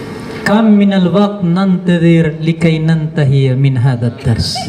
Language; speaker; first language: Arabic; non-native, fluent; Indonesian